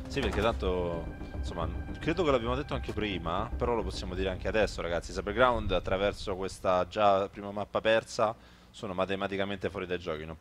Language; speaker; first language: Italian; native; Italian